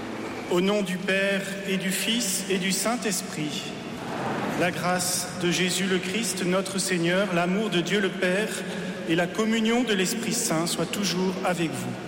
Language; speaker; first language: French; native; French